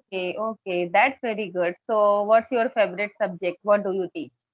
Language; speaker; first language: English; non-native, fluent; Hindi